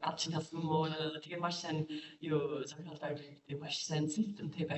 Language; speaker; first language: Mongolian; non-native, learner; English